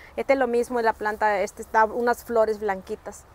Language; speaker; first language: Spanish; native; Spanish